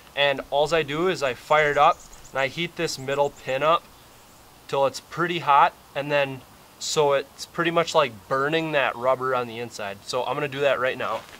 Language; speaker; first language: English; native; English